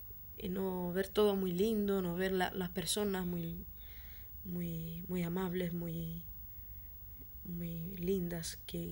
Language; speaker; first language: Spanish; non-native, fluent; Portuguese